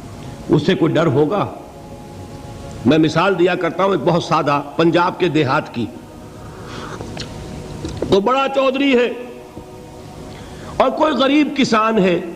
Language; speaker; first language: Urdu; native; Urdu